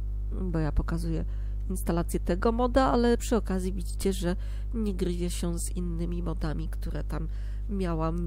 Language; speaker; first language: Polish; native; Polish